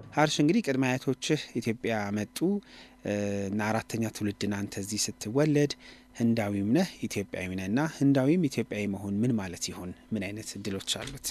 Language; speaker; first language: Amharic; native; Amharic